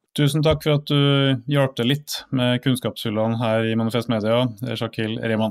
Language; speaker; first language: Norwegian; native; Norwegian